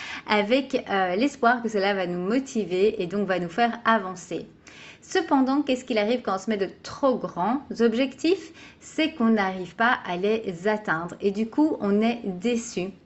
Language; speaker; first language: French; native; French